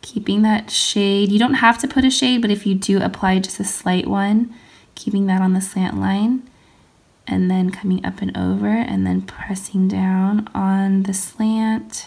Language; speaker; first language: English; native; English